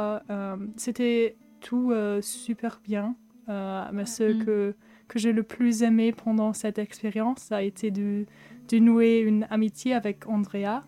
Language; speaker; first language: French; non-native, fluent; German